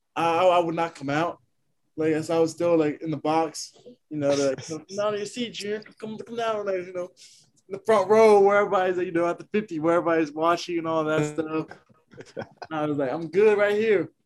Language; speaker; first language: English; non-native, fluent; Haitian Creole